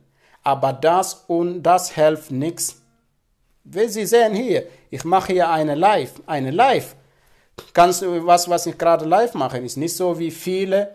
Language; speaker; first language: German; non-native, fluent; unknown